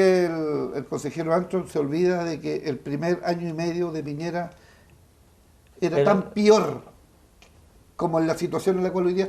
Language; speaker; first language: Spanish; native; Spanish